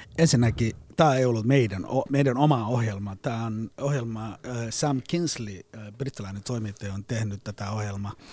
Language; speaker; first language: Finnish; non-native, fluent; Somali